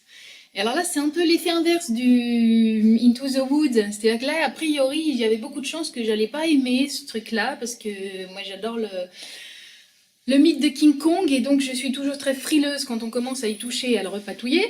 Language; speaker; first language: French; native; French